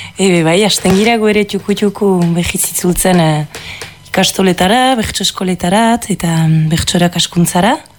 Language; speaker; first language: Basque; native; Basque